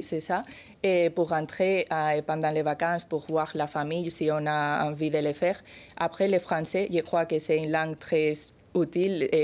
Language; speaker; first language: French; non-native, learner; Spanish